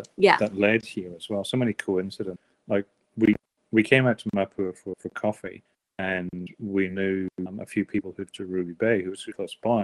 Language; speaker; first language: English; native; English